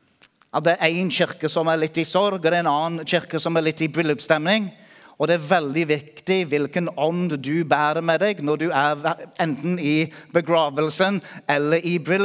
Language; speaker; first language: Norwegian; non-native, fluent; English